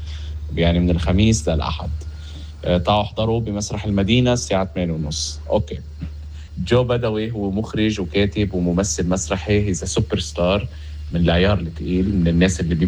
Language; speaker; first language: Arabic; native; Arabic